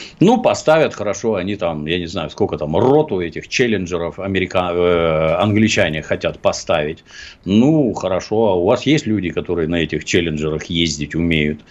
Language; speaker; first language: Russian; native; Russian